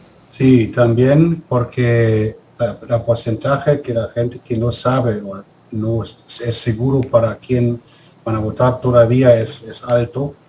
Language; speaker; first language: Spanish; non-native, fluent; German